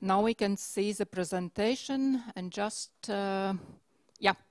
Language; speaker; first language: English; non-native, fluent; Latvian